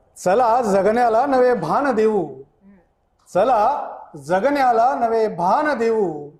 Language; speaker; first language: Marathi; native; Marathi